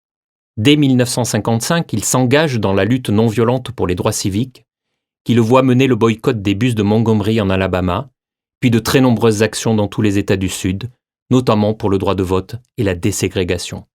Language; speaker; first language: French; native; French